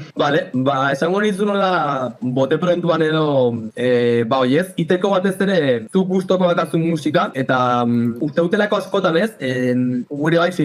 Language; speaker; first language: Basque; native; Basque